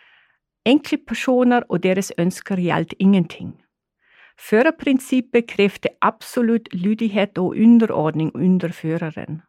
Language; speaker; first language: Norwegian; non-native, fluent; German